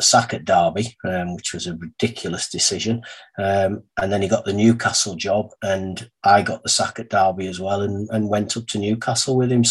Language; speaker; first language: English; native; English